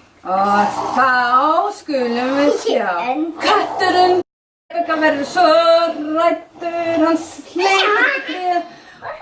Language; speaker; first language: Icelandic; non-native, fluent; Danish